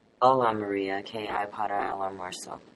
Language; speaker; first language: Spanish; non-native, learner; English